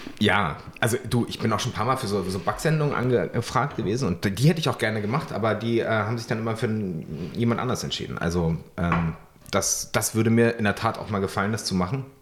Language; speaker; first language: German; native; German